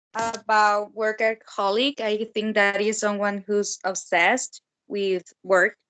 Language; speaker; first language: English; non-native, learner; Spanish